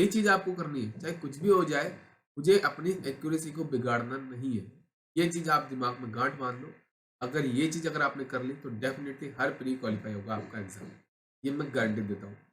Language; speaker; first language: Hindi; native; Hindi